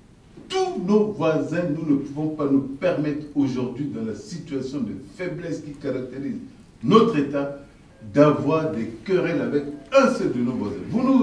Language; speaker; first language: French; non-native, local second language; Sango